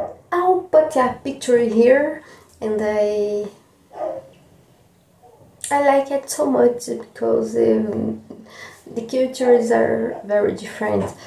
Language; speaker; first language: English; non-native, learner; Portuguese